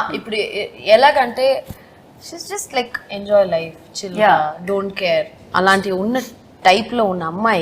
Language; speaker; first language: Telugu; non-native, local second language; Tamil